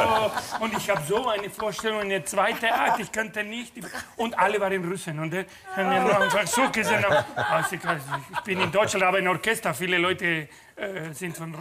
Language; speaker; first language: German; non-native, fluent; Spanish